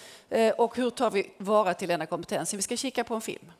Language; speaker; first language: Swedish; native; Swedish